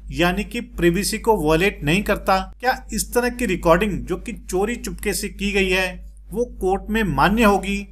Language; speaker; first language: Hindi; native; Hindi